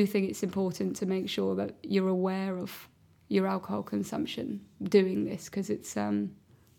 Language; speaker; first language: English; native; English